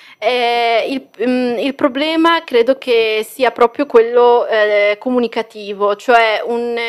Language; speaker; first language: Italian; early bilingual, other home language; Arabic